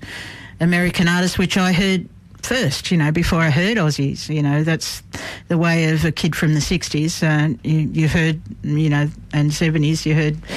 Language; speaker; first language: English; native; English